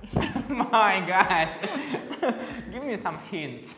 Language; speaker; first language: English; non-native, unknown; Russian